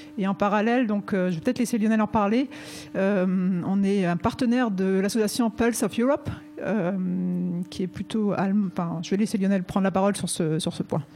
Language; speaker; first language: French; native; French